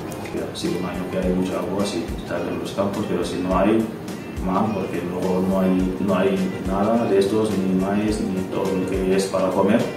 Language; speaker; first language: Spanish; non-native, learner; Wolof